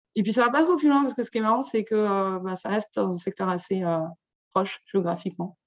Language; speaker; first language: French; native; French